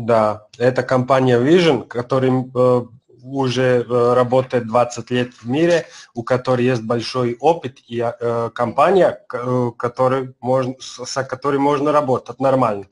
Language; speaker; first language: Russian; non-native, learner; Serbian